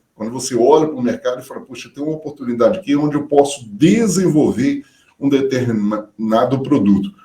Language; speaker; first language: Portuguese; native; Portuguese